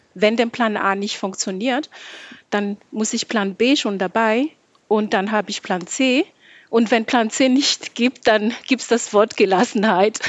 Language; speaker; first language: German; non-native, fluent; Malagasy